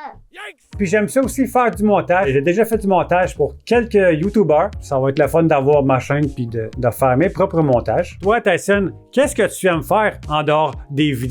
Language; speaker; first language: French; native; French